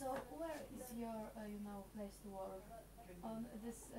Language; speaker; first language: English; non-native, fluent; Polish